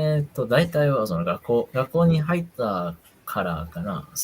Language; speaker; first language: Japanese; non-native, fluent; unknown